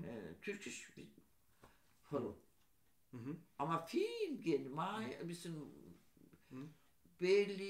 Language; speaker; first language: German; non-native, learner; Turkish